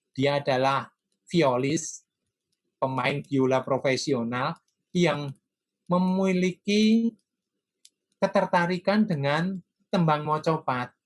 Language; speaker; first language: Indonesian; non-native, local second language; Javanese